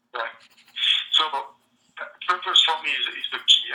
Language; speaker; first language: English; non-native, fluent; French